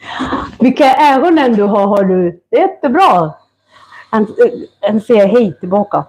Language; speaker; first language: Swedish; non-native, fluent; Kikuyu